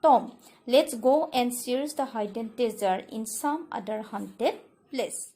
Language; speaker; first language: English; non-native, local second language; Assamese